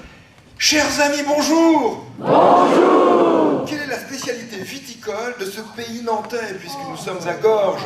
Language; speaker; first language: French; native; French